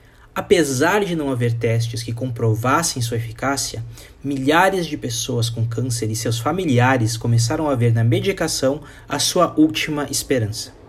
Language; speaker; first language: Portuguese; native; Portuguese